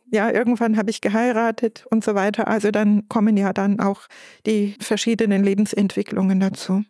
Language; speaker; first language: German; non-native, fluent; Turkish